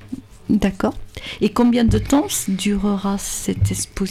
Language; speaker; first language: French; native; French